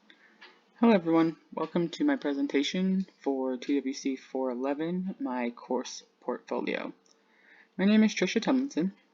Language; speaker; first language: English; native; English